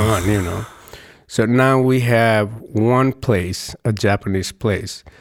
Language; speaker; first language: English; non-native, local second language; Nepali